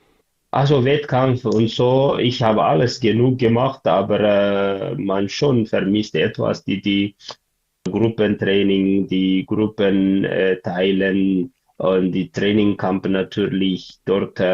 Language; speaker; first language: German; non-native, learner; Tigrinya